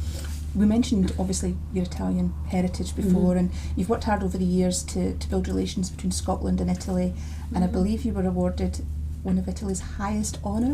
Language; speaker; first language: English; native; English